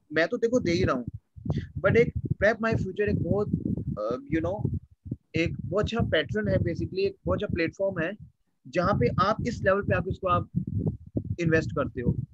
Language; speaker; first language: Hindi; native; Hindi